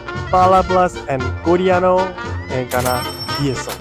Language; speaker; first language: Spanish; non-native, learner; Korean